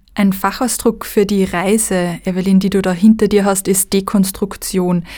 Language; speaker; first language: German; native; German